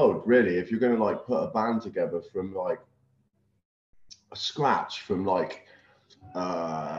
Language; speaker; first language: English; native; English